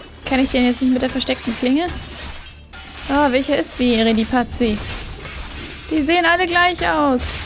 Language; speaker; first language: German; native; German